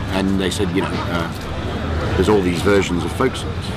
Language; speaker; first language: English; native; English